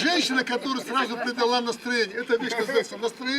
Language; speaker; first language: Russian; non-native, local second language; Karachay-Balkar